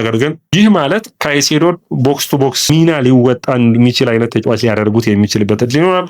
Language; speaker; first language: Amharic; native; Amharic